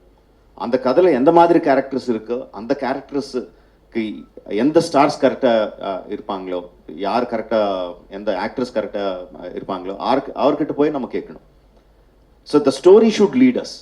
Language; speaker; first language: Tamil; non-native, learner; Telugu